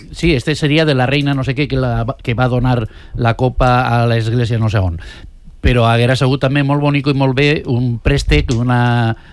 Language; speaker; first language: Catalan; native; Catalan